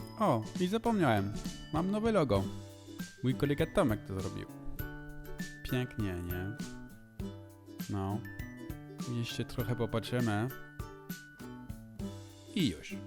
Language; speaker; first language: Polish; non-native, learner; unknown